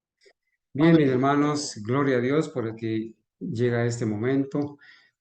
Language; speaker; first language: Spanish; native; Spanish